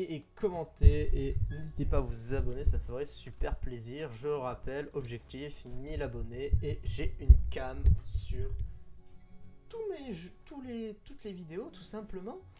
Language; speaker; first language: French; native; French